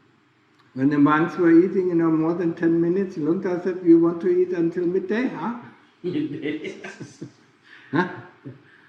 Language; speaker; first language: English; non-native, fluent; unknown